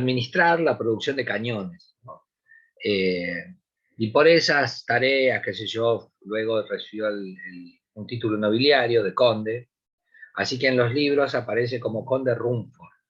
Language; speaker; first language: Spanish; native; Spanish